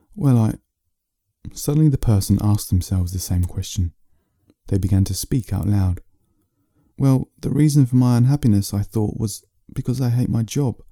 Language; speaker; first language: English; native; English